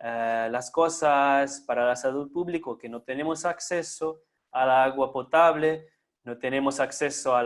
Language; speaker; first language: Spanish; non-native, fluent; English